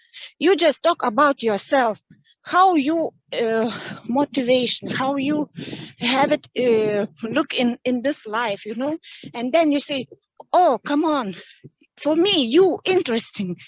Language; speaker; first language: English; non-native, learner; Lithuanian